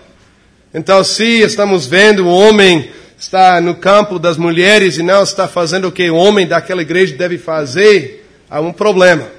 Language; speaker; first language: Portuguese; non-native, fluent; English